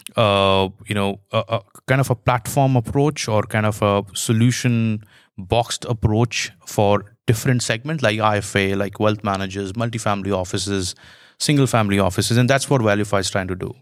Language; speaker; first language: English; non-native, local second language; Hindi